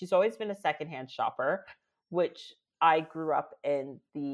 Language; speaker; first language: English; native; English